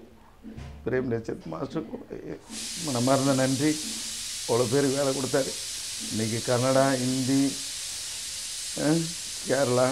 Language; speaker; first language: Telugu; non-native, local second language; Tamil